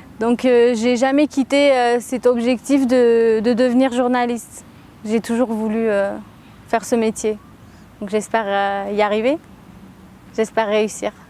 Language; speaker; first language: French; early bilingual, other home language; Armenian